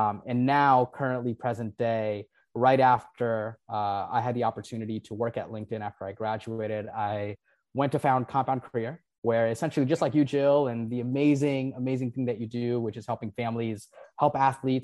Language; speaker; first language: English; non-native, local second language; Nepali